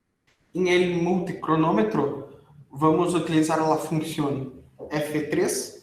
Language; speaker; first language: Spanish; non-native, fluent; Portuguese